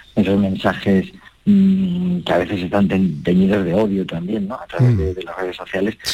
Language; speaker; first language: Spanish; native; Spanish